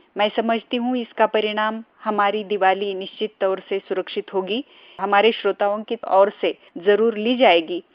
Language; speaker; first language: Hindi; non-native, local second language; Marathi